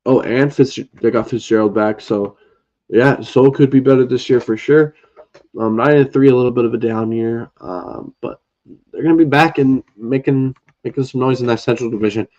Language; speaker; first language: English; native; English